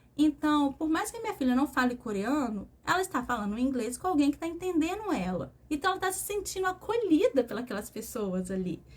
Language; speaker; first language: Portuguese; native; Portuguese